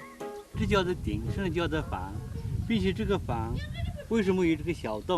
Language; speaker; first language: Chinese; non-native, local second language; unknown